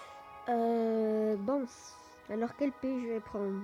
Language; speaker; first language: French; native; French